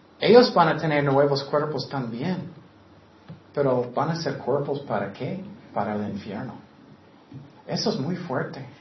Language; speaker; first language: Spanish; non-native, fluent; English